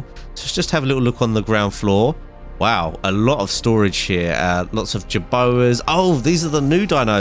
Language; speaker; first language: English; native; English